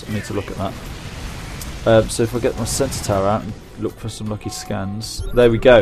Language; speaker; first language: English; native; English